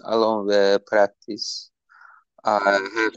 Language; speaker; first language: English; non-native, learner; Turkish